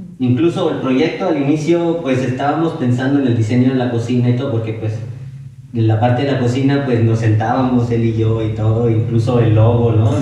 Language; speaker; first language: Spanish; non-native, fluent; Italian